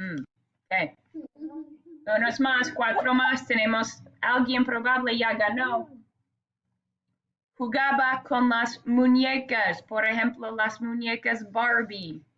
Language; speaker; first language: Spanish; non-native, fluent; English